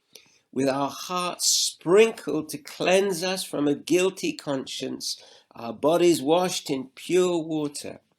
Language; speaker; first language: English; native; English